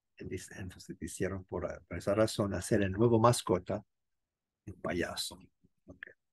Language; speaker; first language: Spanish; non-native, fluent; English